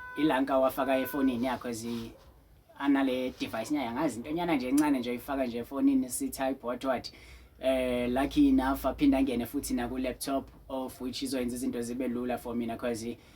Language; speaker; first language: Zulu; non-native, local second language; Southern Sotho